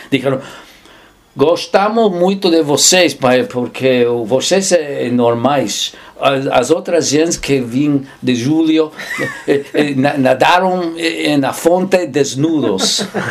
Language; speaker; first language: Portuguese; non-native, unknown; English